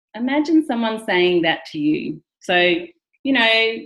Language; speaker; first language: English; native; English